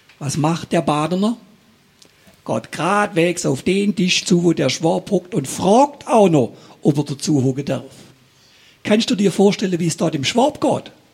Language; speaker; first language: German; native; German